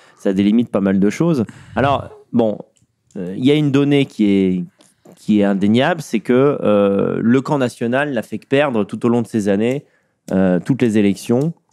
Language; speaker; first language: French; native; French